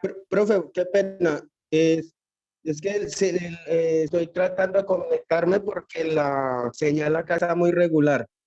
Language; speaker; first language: Spanish; native; Spanish